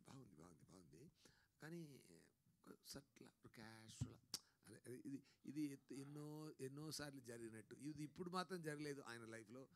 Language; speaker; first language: Telugu; non-native, learner; Tamil